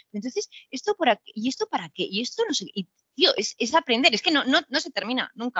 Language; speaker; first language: Spanish; native; Spanish